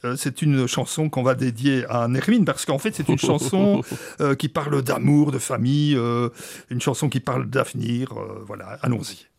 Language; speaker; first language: French; native; French